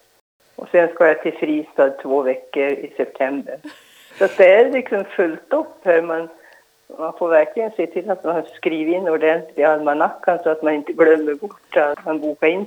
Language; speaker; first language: Swedish; native; Swedish